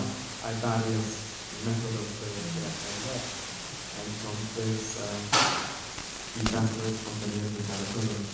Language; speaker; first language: Spanish; non-native, fluent; English